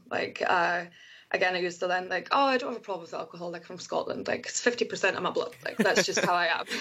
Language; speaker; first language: English; native; English